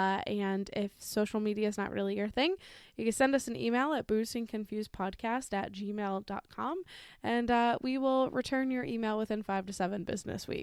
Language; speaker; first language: English; native; English